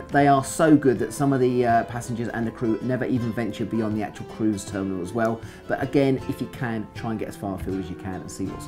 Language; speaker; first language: English; native; English